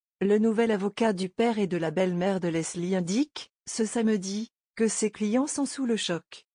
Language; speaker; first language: French; native; French